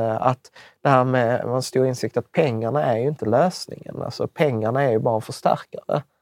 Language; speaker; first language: Swedish; early bilingual, other home language; Czech